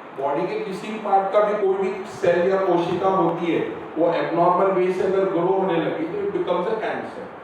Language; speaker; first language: Hindi; non-native, local second language; Marathi